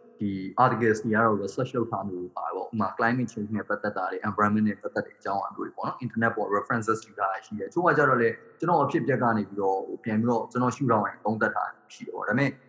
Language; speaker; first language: Burmese; native; Burmese